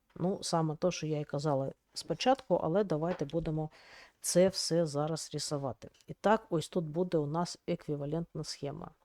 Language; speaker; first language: Ukrainian; native; Ukrainian